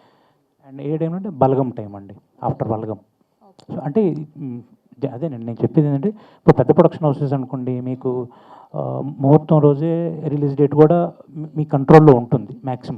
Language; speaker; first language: Telugu; native; Telugu